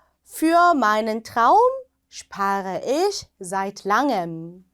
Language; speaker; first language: German; non-native, fluent; Korean